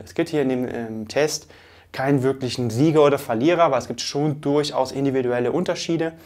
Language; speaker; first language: German; native; German